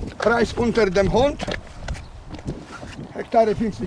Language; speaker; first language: German; non-native, learner; Polish